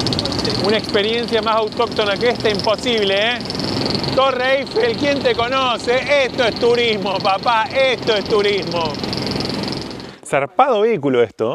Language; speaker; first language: Spanish; native; Spanish